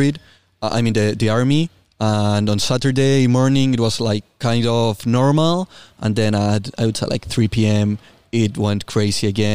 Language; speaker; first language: English; non-native, fluent; Spanish